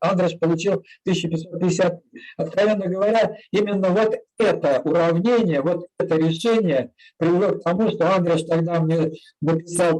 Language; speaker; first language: Russian; native; Russian